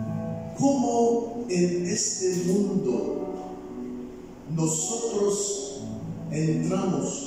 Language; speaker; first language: Spanish; non-native, fluent; Bulgarian